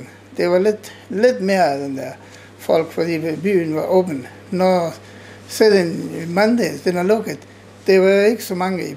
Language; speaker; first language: Danish; non-native, learner; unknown